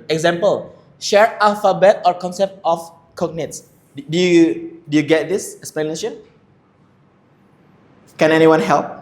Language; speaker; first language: English; non-native, fluent; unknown